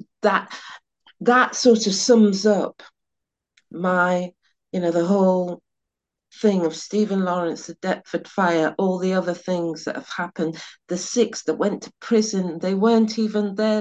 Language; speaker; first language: English; native; English